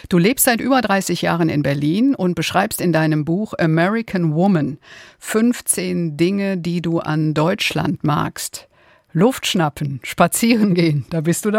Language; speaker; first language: German; native; German